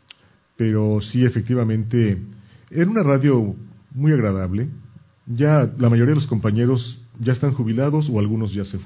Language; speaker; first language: Spanish; native; Spanish